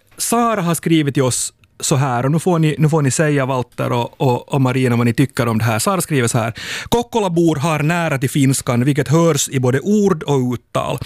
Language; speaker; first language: Swedish; native; Swedish